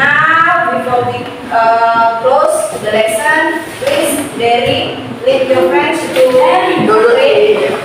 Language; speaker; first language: English; non-native, learner; Indonesian